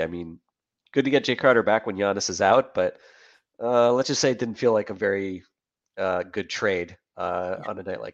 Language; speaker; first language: English; native; English